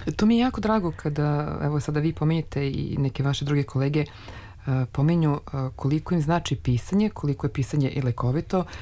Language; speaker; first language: Serbian; native; Serbian